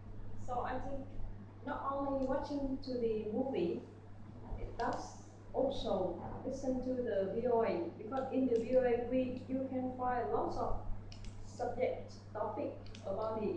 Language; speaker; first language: English; non-native, learner; Vietnamese